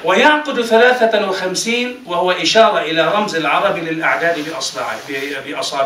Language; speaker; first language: Arabic; non-native, fluent; English